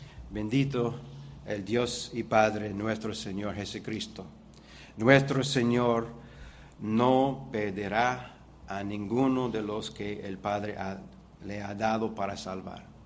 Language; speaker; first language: Spanish; non-native, fluent; English